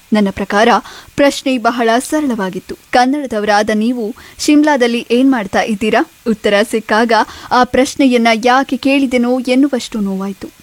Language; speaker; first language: Kannada; native; Kannada